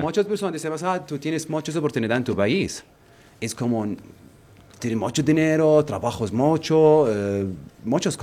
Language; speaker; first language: Spanish; non-native, learner; Arabic